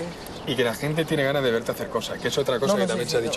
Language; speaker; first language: Spanish; native; Spanish